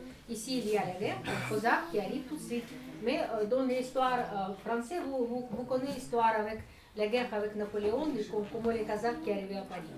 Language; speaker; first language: French; non-native, learner; Russian